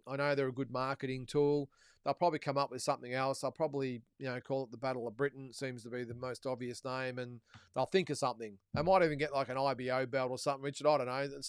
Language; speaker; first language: English; native; English